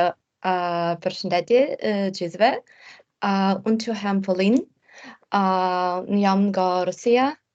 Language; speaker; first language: Albanian; non-native, learner; Russian